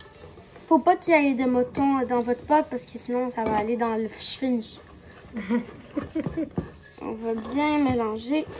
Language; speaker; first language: French; non-native, local second language; Arabic